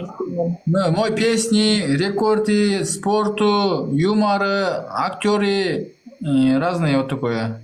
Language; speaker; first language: Russian; non-native, learner; Kyrgyz